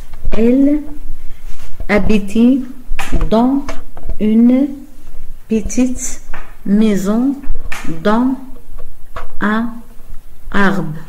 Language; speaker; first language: French; non-native, learner; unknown